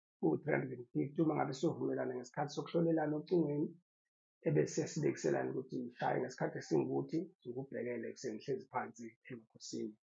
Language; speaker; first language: Zulu; native; Zulu